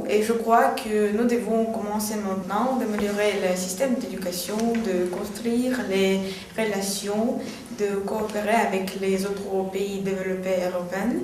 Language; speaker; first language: French; non-native, fluent; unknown